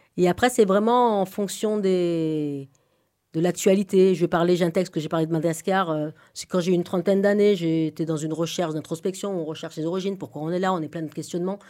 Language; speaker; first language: French; native; French